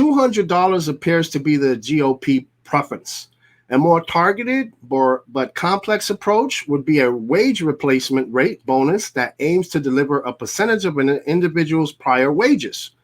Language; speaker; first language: English; native; English